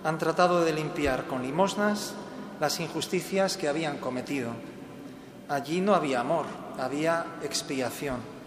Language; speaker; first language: Spanish; native; Spanish